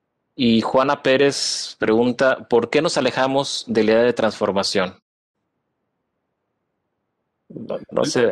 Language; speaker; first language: Spanish; native; Spanish